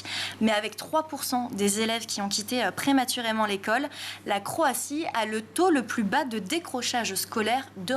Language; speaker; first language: French; native; French